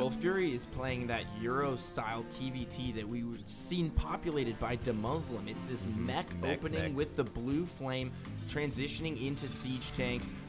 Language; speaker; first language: English; native; English